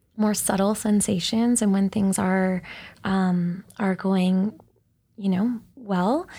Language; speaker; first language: English; native; English